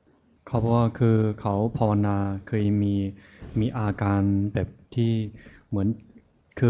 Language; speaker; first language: Thai; non-native, fluent; Chinese